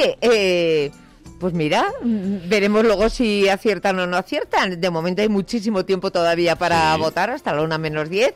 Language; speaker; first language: Spanish; native; Spanish